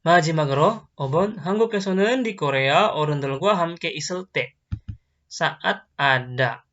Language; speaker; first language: Korean; non-native, fluent; Indonesian